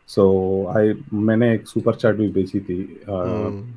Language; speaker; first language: Hindi; non-native, local second language; Telugu